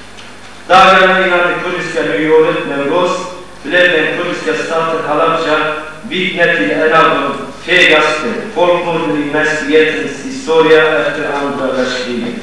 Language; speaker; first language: Swedish; non-native, fluent; Kurdish